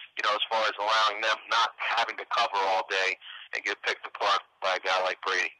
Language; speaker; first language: English; native; English